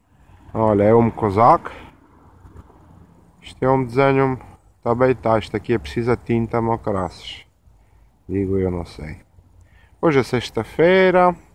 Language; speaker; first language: Portuguese; non-native, learner; Ukrainian